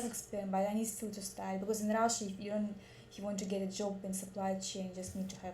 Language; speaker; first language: English; non-native, learner; Russian